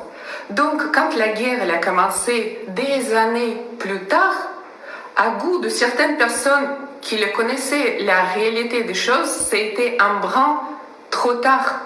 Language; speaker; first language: French; non-native, fluent; Russian